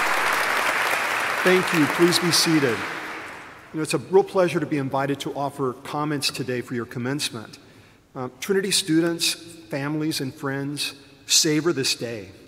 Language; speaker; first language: English; native; English